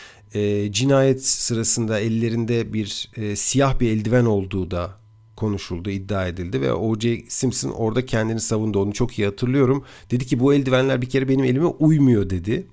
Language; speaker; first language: Turkish; native; Turkish